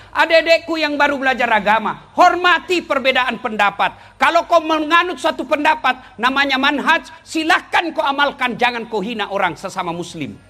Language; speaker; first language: Indonesian; non-native, local second language; Buginese